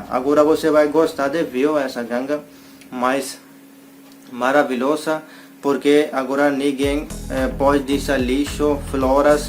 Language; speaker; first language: Portuguese; non-native, learner; Hindi